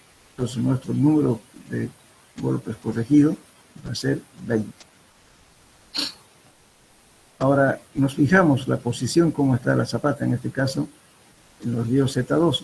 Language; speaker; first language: Spanish; native; Spanish